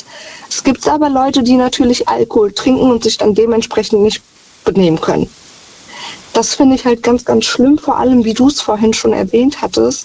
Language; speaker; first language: German; native; German